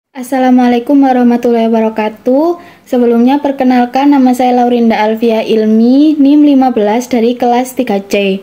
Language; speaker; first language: Indonesian; native; Indonesian